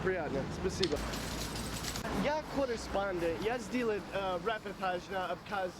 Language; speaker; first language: Russian; non-native, learner; English